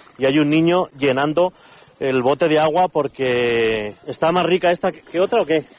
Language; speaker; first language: Spanish; native; Spanish